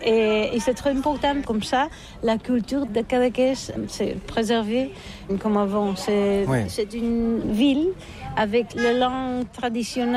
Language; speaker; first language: French; non-native, learner; Catalan